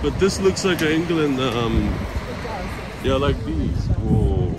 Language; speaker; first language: English; non-native, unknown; Korean